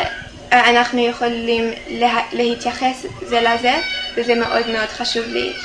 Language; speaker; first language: Hebrew; non-native, fluent; English